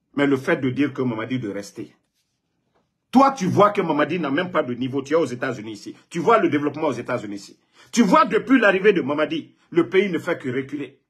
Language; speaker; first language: French; non-native, local second language; Mandingo